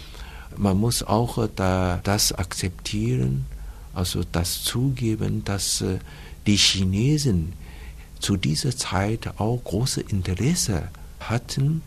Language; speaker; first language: German; non-native, fluent; Chinese